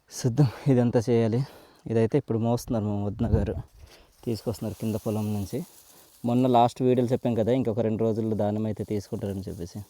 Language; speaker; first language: Telugu; non-native, local second language; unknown